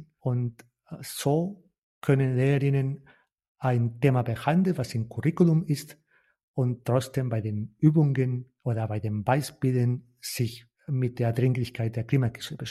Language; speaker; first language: German; non-native, fluent; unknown